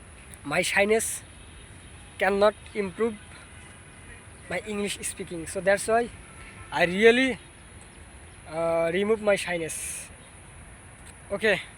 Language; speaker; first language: English; non-native, learner; Bangla